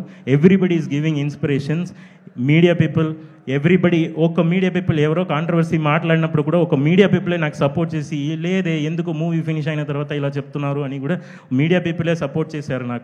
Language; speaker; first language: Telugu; non-native, fluent; Tamil